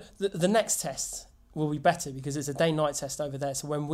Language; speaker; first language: English; native; English